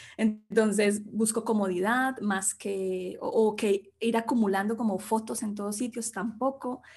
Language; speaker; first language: Spanish; native; Spanish